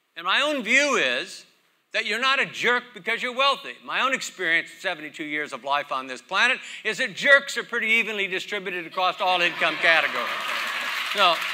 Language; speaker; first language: English; native; English